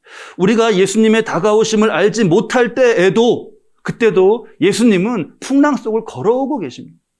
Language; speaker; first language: Korean; native; Korean